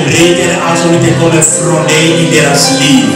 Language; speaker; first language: Swedish; non-native, learner; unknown